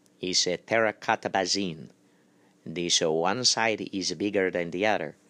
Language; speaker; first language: English; native; English